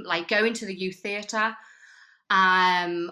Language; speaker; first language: English; native; English